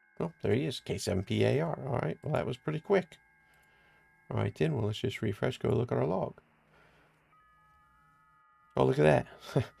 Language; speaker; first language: English; native; English